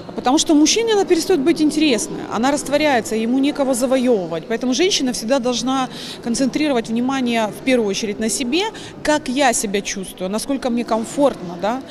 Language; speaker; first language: Russian; native; Russian